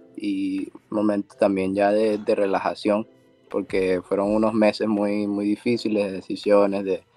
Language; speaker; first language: Spanish; native; Spanish